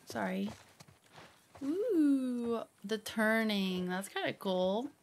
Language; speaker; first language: English; native; English